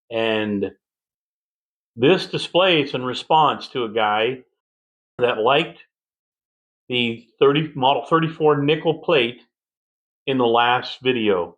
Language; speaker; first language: English; native; English